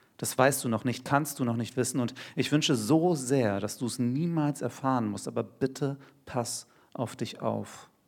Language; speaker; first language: German; early bilingual, other home language; Turkish